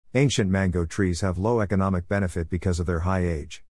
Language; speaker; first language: English; non-native, fluent; Vietnamese